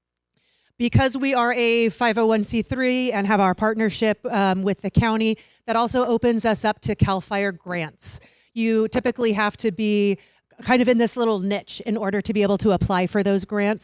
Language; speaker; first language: English; native; English